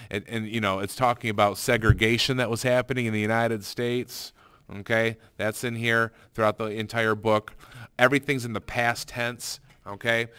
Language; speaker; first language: English; native; English